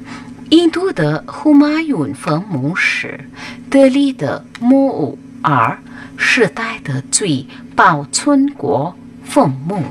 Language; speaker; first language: Chinese; non-native, fluent; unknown